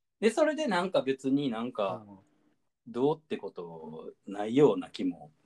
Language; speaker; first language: Japanese; native; Japanese